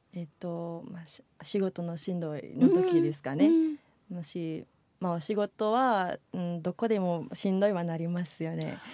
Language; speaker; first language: Japanese; non-native, learner; Indonesian